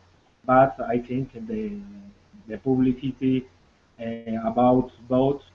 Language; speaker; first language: English; non-native, learner; Spanish